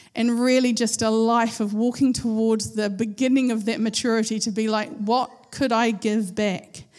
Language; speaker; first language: English; native; English